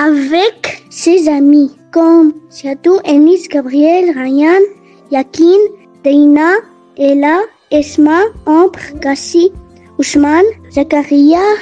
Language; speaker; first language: French; non-native, learner; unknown